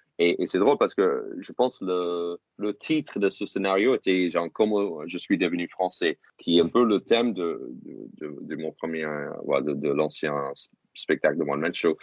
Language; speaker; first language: French; non-native, fluent; English